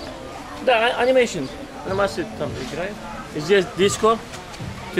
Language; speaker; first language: Russian; non-native, learner; Turkish